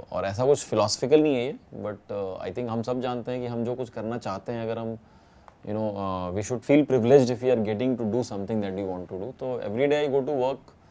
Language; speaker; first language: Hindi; native; Hindi